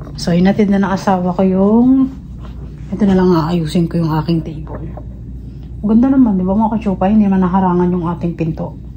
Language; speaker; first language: Filipino; native; Filipino